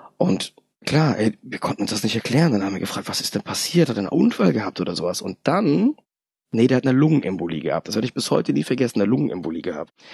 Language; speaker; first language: German; early bilingual, other home language; Polish